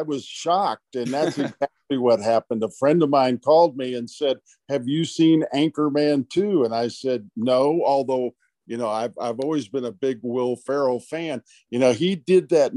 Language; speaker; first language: English; native; English